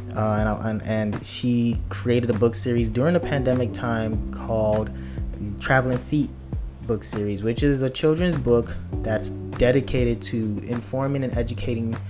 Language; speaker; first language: English; early bilingual, other home language; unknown